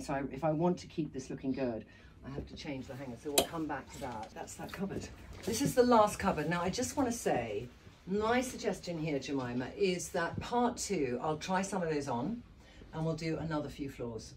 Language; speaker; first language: English; native; English